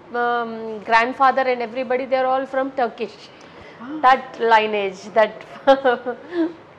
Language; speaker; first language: Telugu; non-native, local second language; Tamil